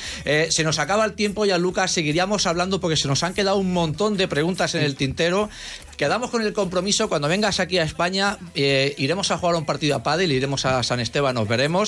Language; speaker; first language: Spanish; native; Spanish